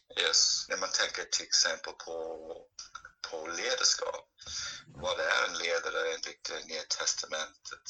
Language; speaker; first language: Swedish; non-native, fluent; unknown